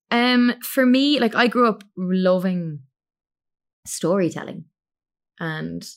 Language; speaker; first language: English; native; English